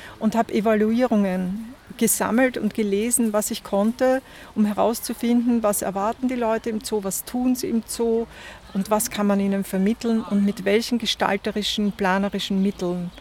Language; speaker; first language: German; native; German